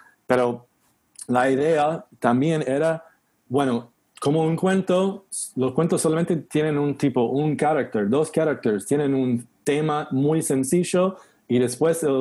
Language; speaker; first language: Spanish; non-native, learner; English